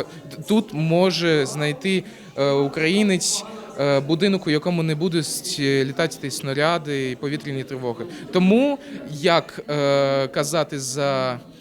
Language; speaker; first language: Ukrainian; non-native, local second language; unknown